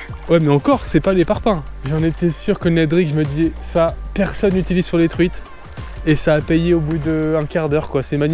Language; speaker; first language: French; native; French